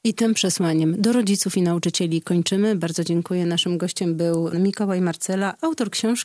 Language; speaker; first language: Polish; native; Polish